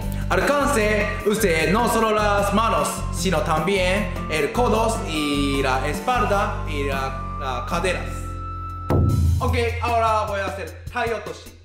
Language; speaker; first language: Spanish; non-native, learner; Japanese